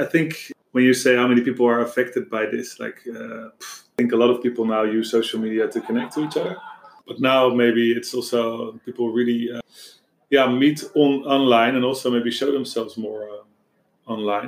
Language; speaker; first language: English; non-native, fluent; Dutch